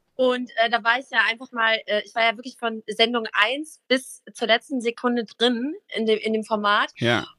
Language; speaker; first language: German; native; German